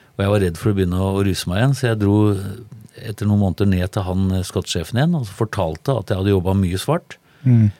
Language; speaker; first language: Norwegian; native; Norwegian